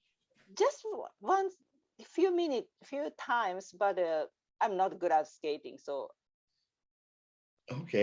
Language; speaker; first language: English; non-native, learner; Japanese